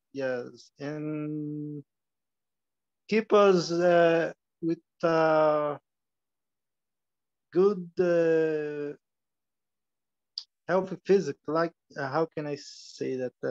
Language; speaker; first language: English; non-native, learner; Portuguese